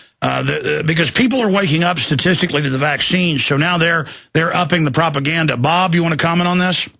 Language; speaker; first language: English; native; English